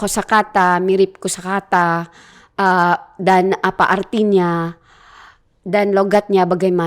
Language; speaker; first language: Indonesian; non-native, learner; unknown